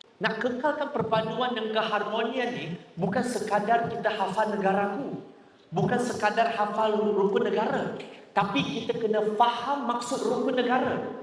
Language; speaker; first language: Malay; non-native, local second language; Chinese